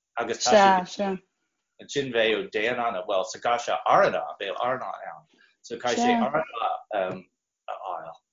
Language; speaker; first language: Irish; non-native, fluent; English